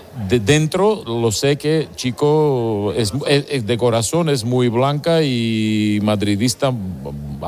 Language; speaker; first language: Spanish; non-native, learner; Georgian